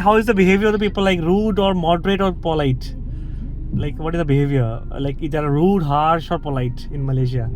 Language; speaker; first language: English; non-native, local second language; Hindi